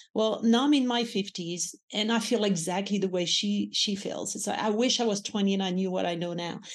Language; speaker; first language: English; non-native, fluent; French